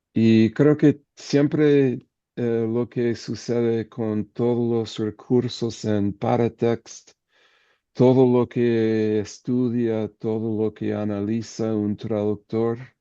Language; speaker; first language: Spanish; non-native, fluent; English